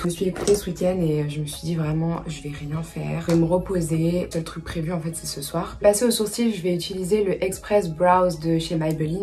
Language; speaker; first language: French; native; French